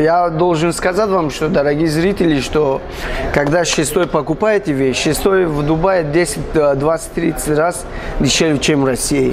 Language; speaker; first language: Russian; non-native, fluent; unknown